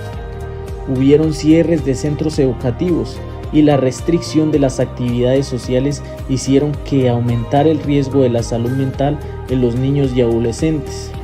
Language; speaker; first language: Spanish; native; Spanish